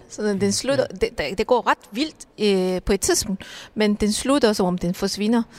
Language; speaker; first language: Danish; non-native, fluent; Korean